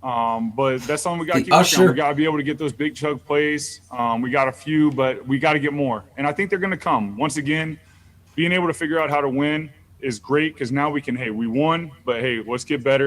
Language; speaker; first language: English; native; English